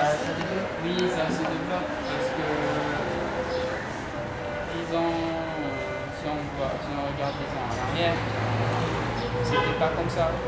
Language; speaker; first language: French; non-native, fluent; Arabic